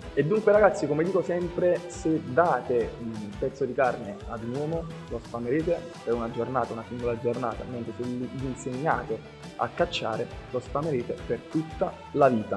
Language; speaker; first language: Italian; native; Italian